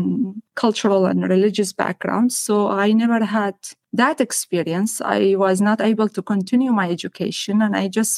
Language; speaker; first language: English; non-native, fluent; Arabic